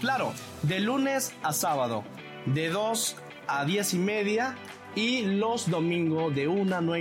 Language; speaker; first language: Spanish; native; Spanish